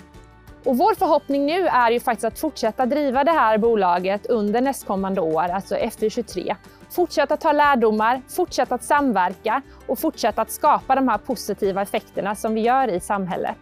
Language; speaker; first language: Swedish; native; Swedish